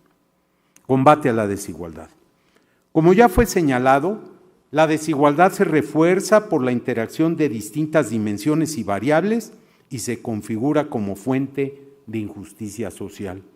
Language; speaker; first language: Spanish; native; Spanish